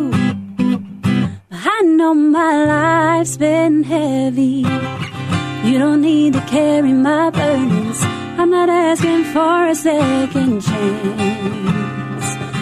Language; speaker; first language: English; native; English